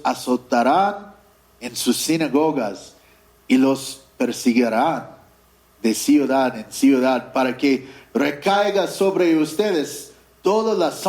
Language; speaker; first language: Spanish; non-native, fluent; English